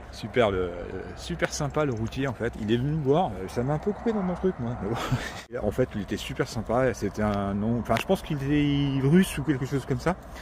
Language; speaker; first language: French; native; French